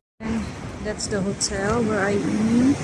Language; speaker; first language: English; non-native, local second language; Filipino